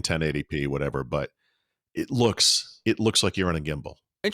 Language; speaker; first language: English; native; English